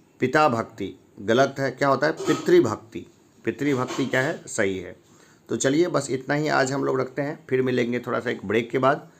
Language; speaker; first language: Hindi; native; Hindi